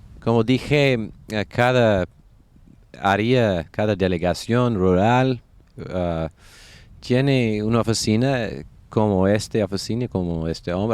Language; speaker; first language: Spanish; non-native, learner; English